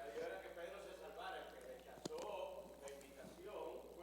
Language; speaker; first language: Spanish; native; Spanish